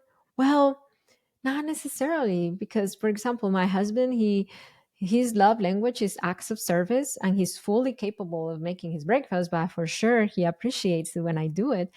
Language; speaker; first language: English; non-native, fluent; Spanish